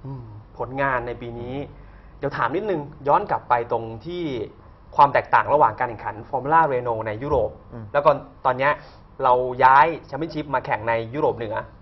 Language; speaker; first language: Thai; native; Thai